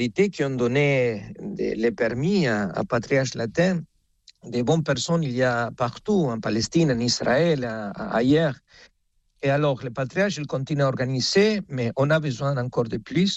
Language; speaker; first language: French; non-native, fluent; Spanish